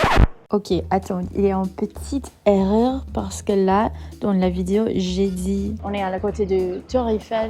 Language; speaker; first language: French; non-native, fluent; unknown